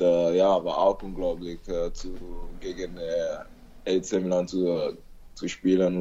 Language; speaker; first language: German; non-native, learner; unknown